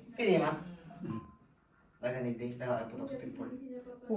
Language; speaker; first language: Filipino; non-native, local second language; Cebuano